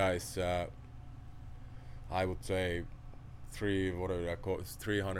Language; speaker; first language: English; non-native, fluent; Finnish